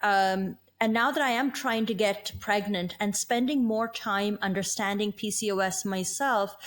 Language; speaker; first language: English; native; English